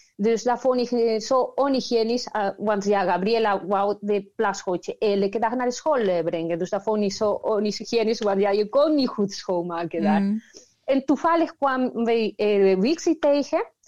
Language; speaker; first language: Dutch; non-native, learner; Spanish